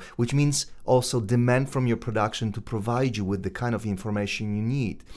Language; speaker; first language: English; non-native, fluent; Polish